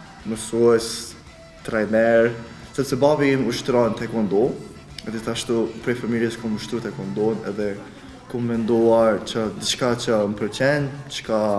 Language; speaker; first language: Albanian; early bilingual, other home language; Korean